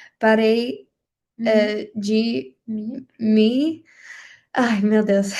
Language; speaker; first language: Portuguese; non-native, learner; English